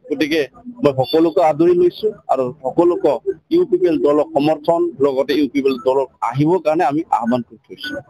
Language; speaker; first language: Assamese; non-native, local second language; Bodo